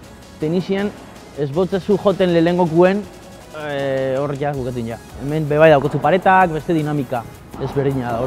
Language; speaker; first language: Basque; native; Basque